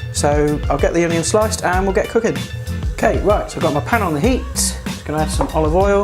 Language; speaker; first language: English; native; English